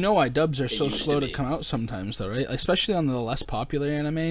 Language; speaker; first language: English; native; English